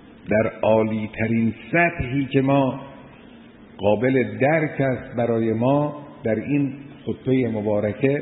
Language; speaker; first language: Persian; native; Persian